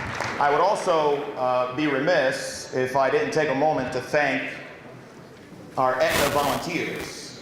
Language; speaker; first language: English; native; English